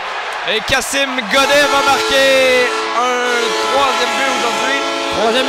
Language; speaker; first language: French; native; French